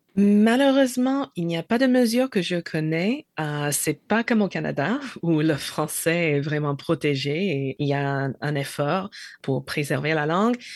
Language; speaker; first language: French; non-native, fluent; English